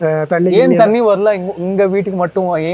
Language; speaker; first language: Tamil; non-native, learner; Telugu